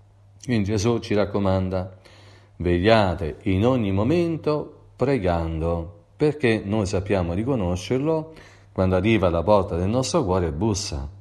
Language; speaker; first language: Italian; native; Italian